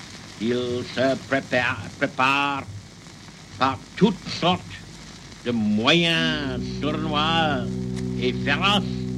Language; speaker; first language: French; non-native, fluent; English